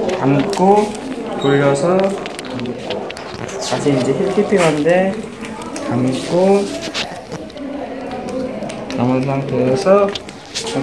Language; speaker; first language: Korean; native; Korean